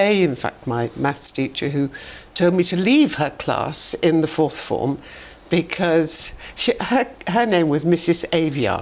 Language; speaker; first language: English; native; English